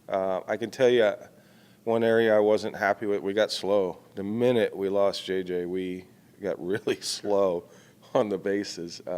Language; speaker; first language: English; native; English